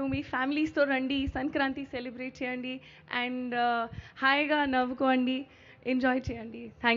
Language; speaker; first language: Telugu; non-native, learner; Hindi